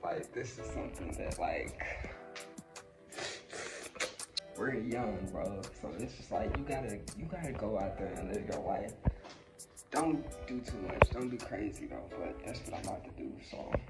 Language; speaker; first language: English; native; English